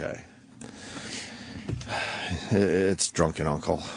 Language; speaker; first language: English; native; English